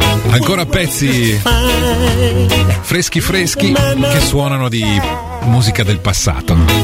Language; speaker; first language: Italian; native; Italian